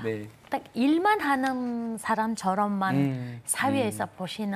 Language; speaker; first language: Korean; non-native, fluent; Mongolian